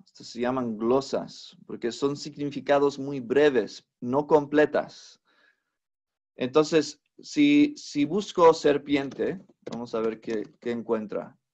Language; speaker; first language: Spanish; non-native, fluent; English